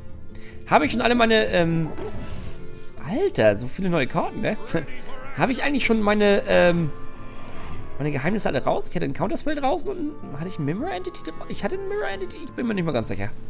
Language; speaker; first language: German; native; German